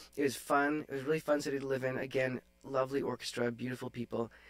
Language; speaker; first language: English; native; English